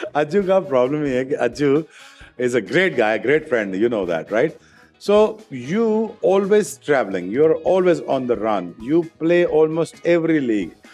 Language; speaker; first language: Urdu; non-native, local second language; Punjabi